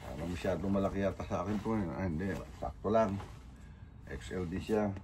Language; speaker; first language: Filipino; native; Filipino